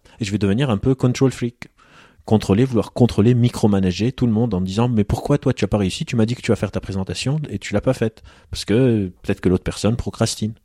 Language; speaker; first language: French; non-native, local second language; Arabic